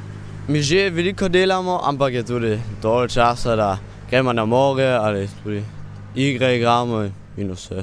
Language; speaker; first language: Slovenian; non-native, local second language; German